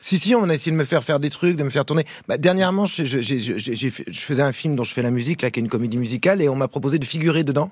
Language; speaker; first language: French; native; French